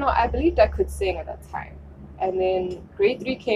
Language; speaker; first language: English; non-native, local second language; German